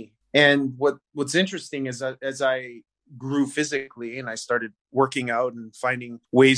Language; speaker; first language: English; native; English